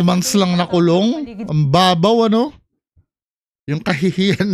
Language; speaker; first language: Filipino; native; Filipino